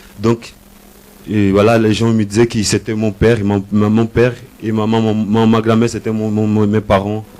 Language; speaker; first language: French; non-native, learner; Portuguese